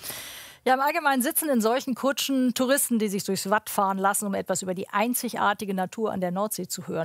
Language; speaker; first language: German; native; German